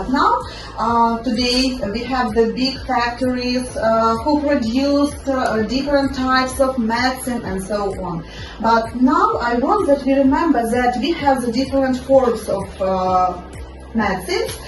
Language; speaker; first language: English; non-native, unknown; Ukrainian